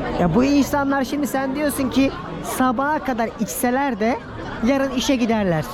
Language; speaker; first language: Turkish; native; Turkish